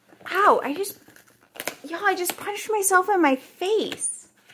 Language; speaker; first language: English; native; English